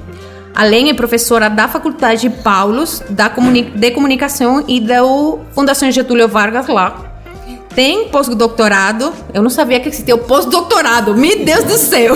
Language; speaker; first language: Portuguese; non-native, fluent; Spanish